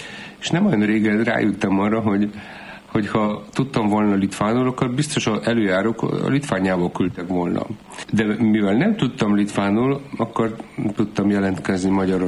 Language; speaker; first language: Hungarian; non-native, fluent; Polish